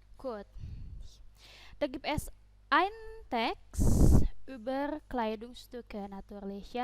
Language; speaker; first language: German; non-native, fluent; Indonesian